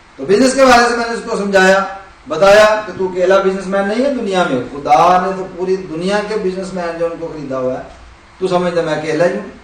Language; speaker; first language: Urdu; non-native, local second language; Punjabi